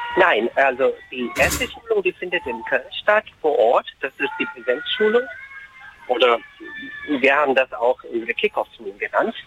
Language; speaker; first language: German; non-native, fluent; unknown